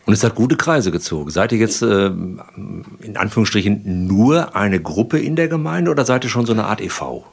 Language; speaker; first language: German; native; German